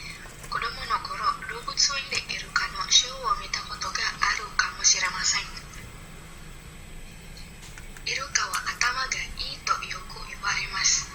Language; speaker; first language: Japanese; non-native, learner; Indonesian